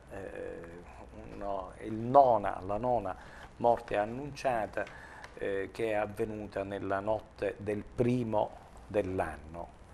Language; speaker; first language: Italian; native; Italian